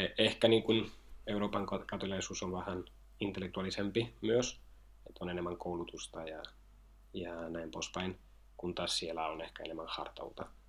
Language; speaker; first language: Finnish; non-native, fluent; Spanish